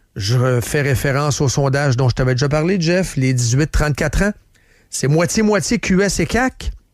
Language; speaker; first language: French; native; French